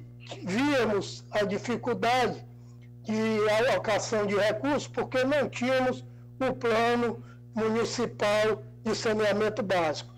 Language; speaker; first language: Portuguese; native; Portuguese